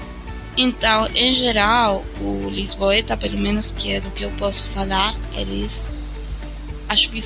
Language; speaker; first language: Portuguese; non-native, fluent; Spanish